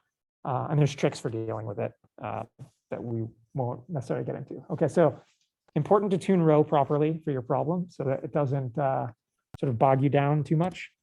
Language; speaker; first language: English; native; English